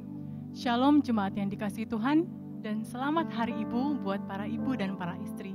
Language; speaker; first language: Indonesian; native; Indonesian